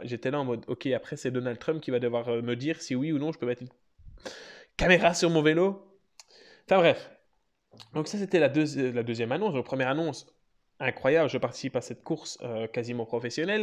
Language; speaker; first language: French; native; French